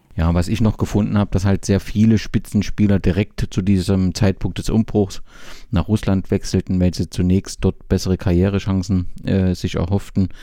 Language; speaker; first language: German; native; German